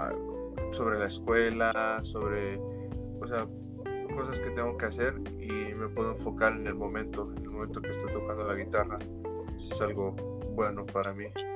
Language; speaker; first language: Spanish; early bilingual, heritage; Spanish